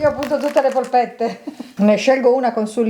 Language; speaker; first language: Italian; native; Italian